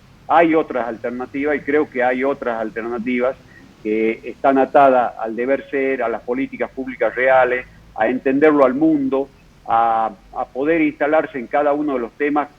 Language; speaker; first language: Spanish; native; Spanish